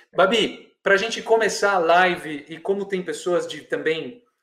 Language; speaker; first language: Portuguese; non-native, fluent; Italian